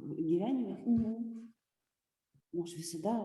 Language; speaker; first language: Lithuanian; non-native, local second language; Russian